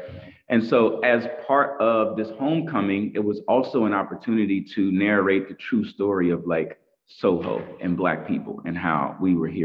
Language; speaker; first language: English; native; English